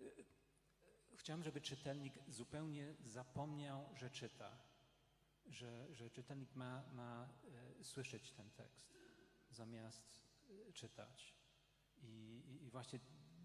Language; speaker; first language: Polish; non-native, fluent; English